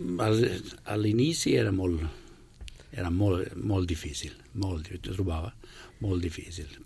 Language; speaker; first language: Catalan; non-native, fluent; Swedish